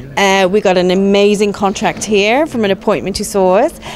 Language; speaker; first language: English; native; English